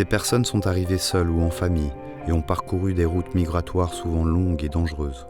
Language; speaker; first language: French; native; French